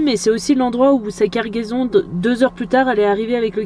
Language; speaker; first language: French; native; French